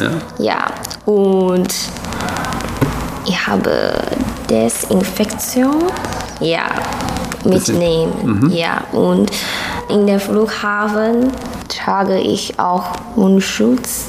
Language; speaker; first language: German; non-native, learner; Chinese